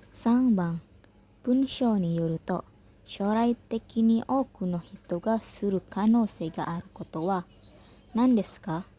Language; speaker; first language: Japanese; non-native, learner; Indonesian